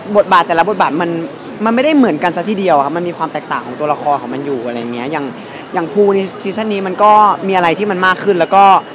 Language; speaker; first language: Thai; native; Thai